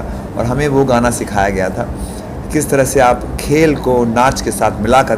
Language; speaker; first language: Hindi; native; Hindi